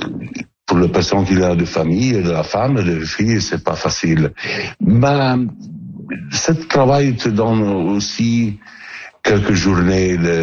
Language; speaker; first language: French; non-native, learner; Italian